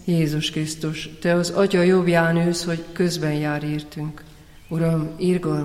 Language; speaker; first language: Hungarian; native; Hungarian